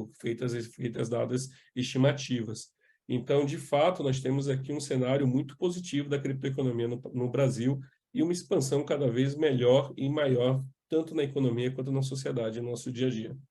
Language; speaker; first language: Portuguese; native; Portuguese